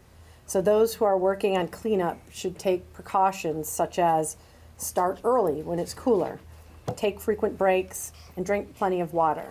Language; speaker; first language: English; native; English